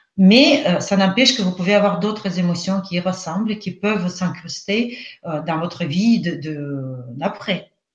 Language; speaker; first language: French; non-native, fluent; Russian